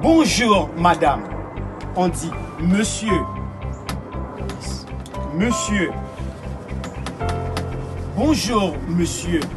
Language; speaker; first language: French; non-native, local second language; Haitian Creole